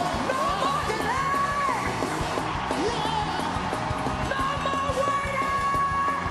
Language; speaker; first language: English; native; English